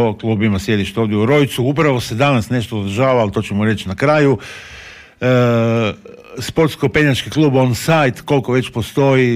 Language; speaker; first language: Serbian; native; Serbian